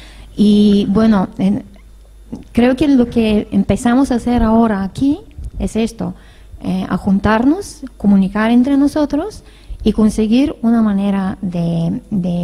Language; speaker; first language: Spanish; non-native, fluent; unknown